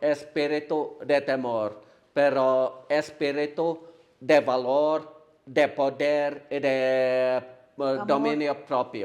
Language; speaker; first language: Spanish; non-native, learner; Finnish